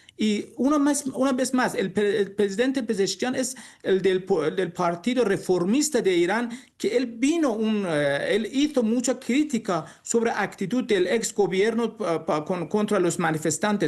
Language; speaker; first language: Spanish; non-native, learner; Persian